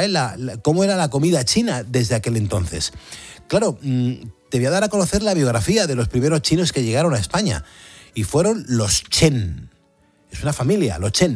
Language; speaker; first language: Spanish; native; Spanish